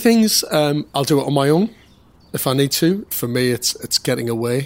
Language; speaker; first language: English; native; English